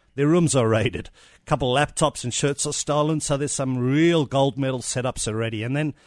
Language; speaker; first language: English; native; English